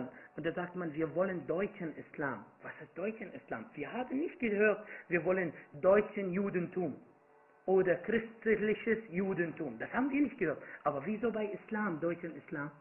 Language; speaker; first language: German; non-native, fluent; Arabic